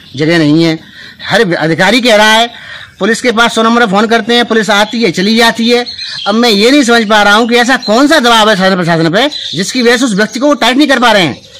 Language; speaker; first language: Hindi; native; Hindi